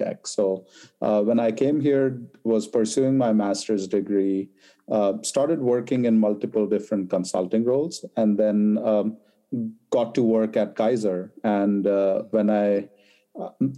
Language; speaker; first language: English; non-native, local second language; Hindi